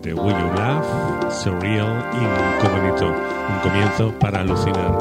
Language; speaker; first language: Spanish; native; Spanish